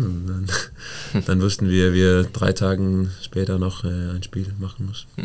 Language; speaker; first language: German; non-native, fluent; Danish